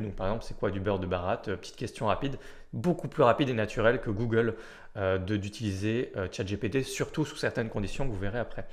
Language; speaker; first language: French; native; French